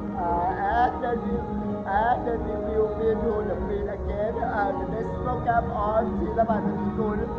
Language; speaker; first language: English; non-native, learner; Thai